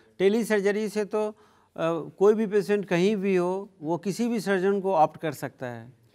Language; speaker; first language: Hindi; native; Hindi